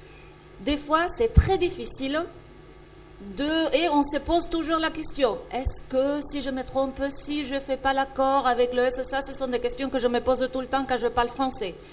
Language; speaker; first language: French; non-native, fluent; Spanish